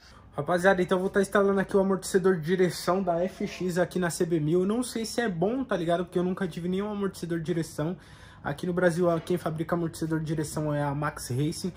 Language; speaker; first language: Portuguese; native; Portuguese